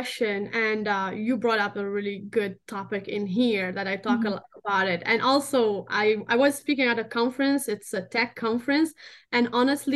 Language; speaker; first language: English; non-native, fluent; Arabic